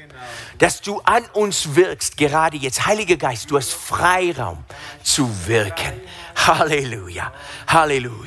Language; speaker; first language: German; non-native, fluent; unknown